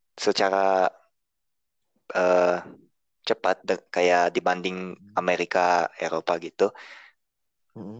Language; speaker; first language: Indonesian; early bilingual, heritage; Indonesian